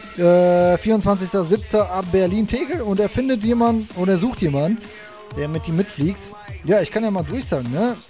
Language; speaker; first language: German; native; German